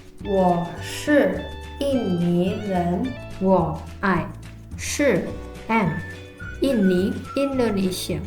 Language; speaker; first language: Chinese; non-native, fluent; Indonesian